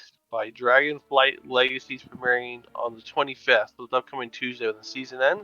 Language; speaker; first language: English; native; English